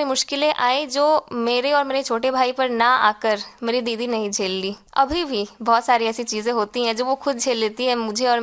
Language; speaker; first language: Hindi; native; Hindi